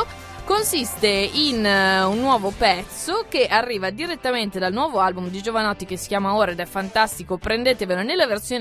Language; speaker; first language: Italian; native; Italian